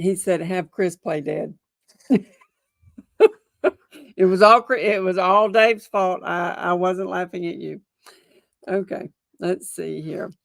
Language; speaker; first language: English; native; English